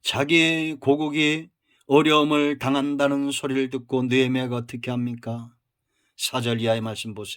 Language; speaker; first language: Korean; native; Korean